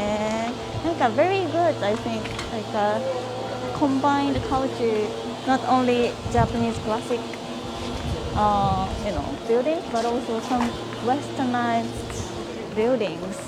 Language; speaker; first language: English; non-native, fluent; Japanese